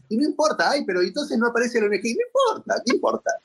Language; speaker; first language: Spanish; native; Spanish